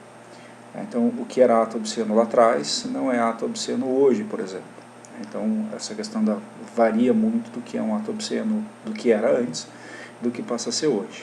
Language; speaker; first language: Portuguese; native; Portuguese